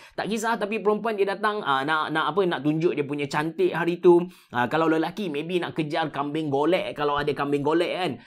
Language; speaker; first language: Malay; native; Malay